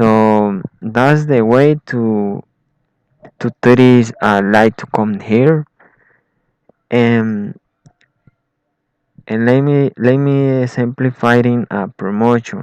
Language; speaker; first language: English; non-native, learner; Spanish